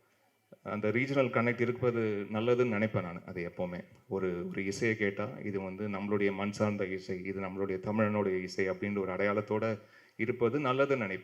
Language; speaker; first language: Tamil; native; Tamil